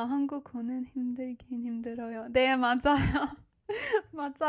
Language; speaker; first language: Korean; non-native, learner; English